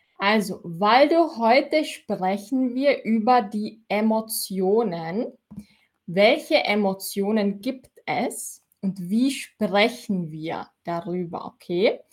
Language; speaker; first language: German; native; German